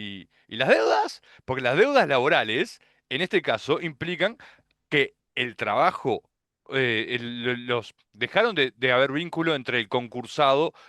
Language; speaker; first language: Spanish; native; Spanish